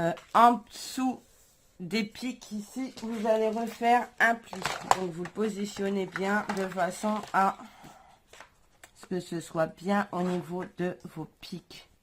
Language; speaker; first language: French; native; French